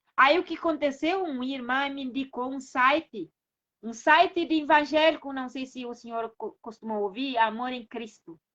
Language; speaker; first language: Portuguese; non-native, local second language; Kabuverdianu